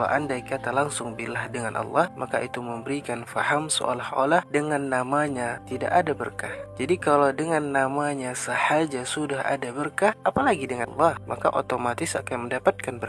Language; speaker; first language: Malay; native; Malay